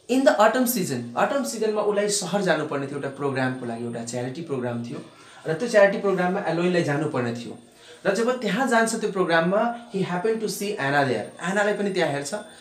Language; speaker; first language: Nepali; non-native, local second language; Bhojpuri